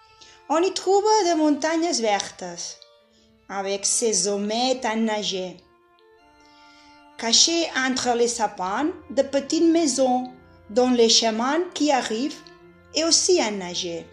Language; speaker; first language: French; non-native, learner; Catalan